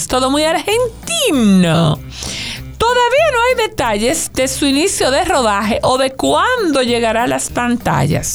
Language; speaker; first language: Spanish; native; Spanish